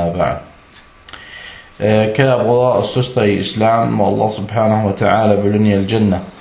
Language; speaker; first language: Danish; early bilingual, other home language; Arabic